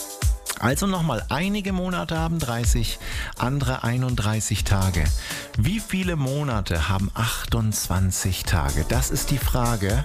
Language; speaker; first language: German; native; German